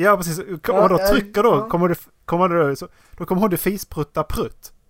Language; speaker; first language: Swedish; native; Swedish